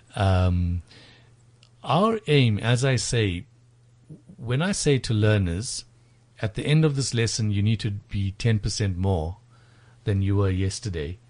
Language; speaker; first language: English; native; English